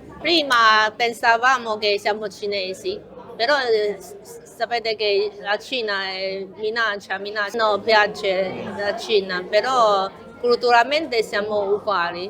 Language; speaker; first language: Italian; non-native, learner; Chinese